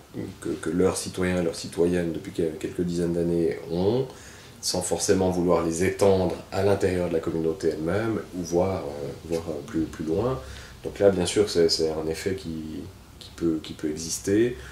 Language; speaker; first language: French; native; French